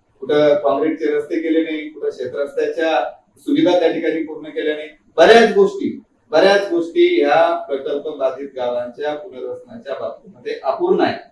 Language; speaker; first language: Marathi; native; Marathi